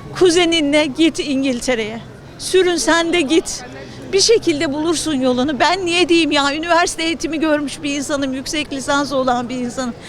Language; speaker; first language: Turkish; native; Turkish